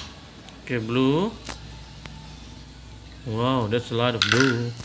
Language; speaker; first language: English; non-native, fluent; Indonesian